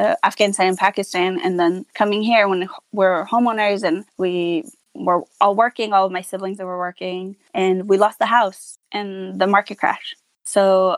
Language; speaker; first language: English; non-native, fluent; Hazaragi